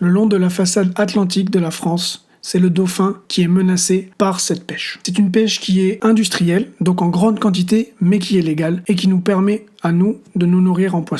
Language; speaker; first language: French; native; French